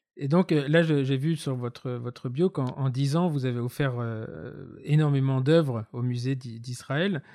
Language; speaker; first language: French; native; French